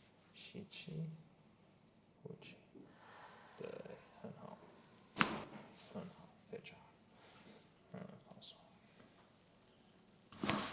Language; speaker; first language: Chinese; non-native, learner; English